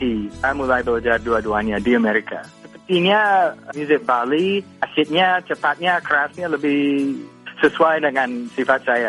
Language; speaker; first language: Indonesian; non-native, fluent; English